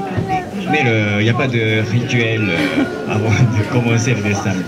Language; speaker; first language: French; non-native, fluent; Japanese